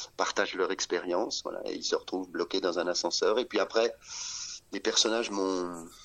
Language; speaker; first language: French; native; French